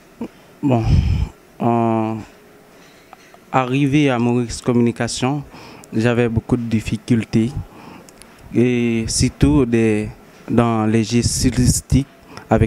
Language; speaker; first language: French; non-native, local second language; Haitian Creole